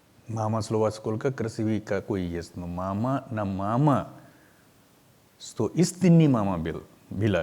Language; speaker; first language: Russian; non-native, learner; Hindi